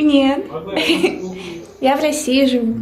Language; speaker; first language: Russian; native; Russian